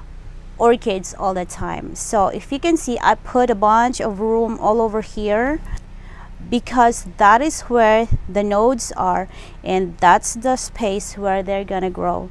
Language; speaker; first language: English; non-native, local second language; Filipino